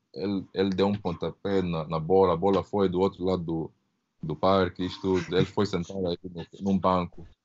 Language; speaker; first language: Portuguese; early bilingual, heritage; Portuguese